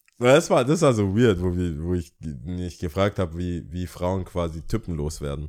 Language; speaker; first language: German; early bilingual, other home language; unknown